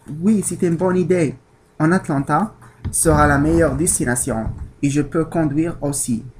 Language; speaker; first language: French; non-native, learner; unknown